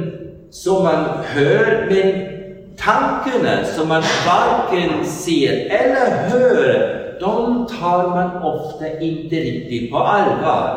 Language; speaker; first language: Swedish; non-native, fluent; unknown